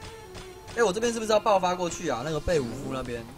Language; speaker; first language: Chinese; native; Chinese